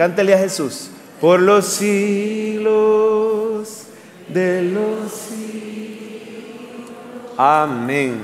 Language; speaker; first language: Spanish; native; Spanish